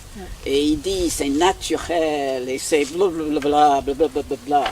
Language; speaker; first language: French; non-native, fluent; English